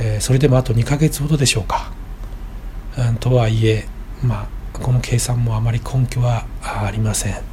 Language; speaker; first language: Japanese; native; Japanese